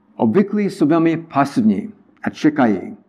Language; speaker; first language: Czech; non-native, learner; English